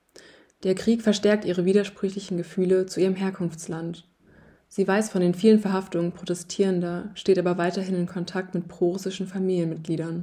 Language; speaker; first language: German; native; German